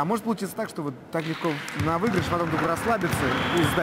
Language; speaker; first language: Russian; native; Russian